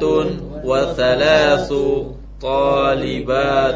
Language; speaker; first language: Arabic; non-native, learner; Indonesian